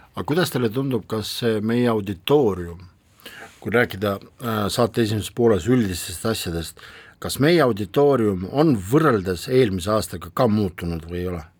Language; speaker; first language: Estonian; non-native, local second language; Russian